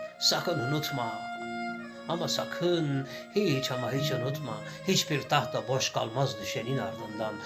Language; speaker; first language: Turkish; native; Turkish